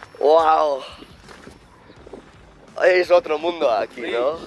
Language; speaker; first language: Spanish; non-native, learner; English